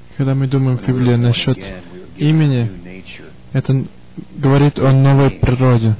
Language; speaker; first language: Russian; early bilingual, heritage; Russian